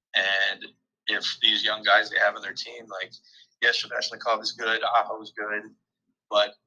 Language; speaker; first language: English; native; English